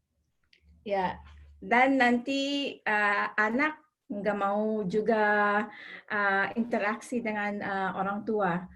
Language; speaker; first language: Indonesian; non-native, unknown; English